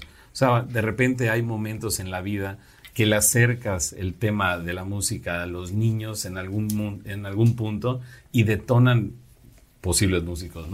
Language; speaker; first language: Spanish; native; Spanish